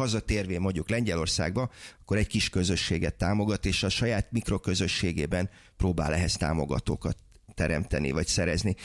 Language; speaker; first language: Hungarian; native; Hungarian